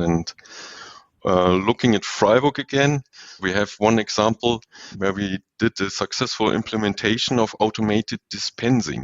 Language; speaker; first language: English; non-native, fluent; German